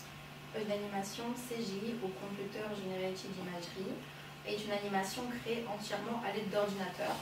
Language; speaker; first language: French; non-native, learner; Bulgarian